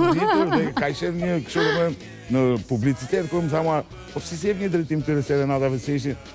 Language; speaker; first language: Albanian; native; Albanian